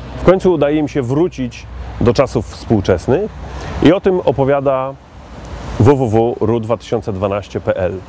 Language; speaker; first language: Polish; native; Polish